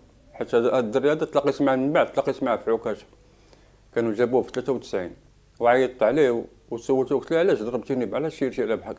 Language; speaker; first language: Arabic; native; Arabic